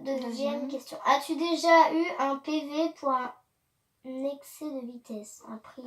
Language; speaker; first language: French; native; French